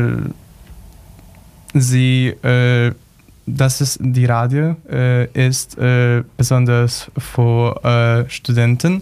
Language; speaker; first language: German; non-native, learner; Polish